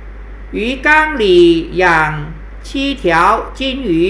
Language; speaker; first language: Chinese; non-native, fluent; Thai